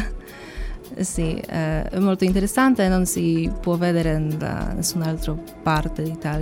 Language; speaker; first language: Italian; non-native, learner; Polish